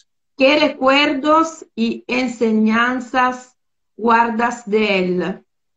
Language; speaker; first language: Spanish; non-native, fluent; Italian